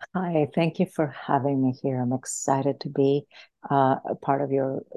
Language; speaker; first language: English; non-native, fluent; Greek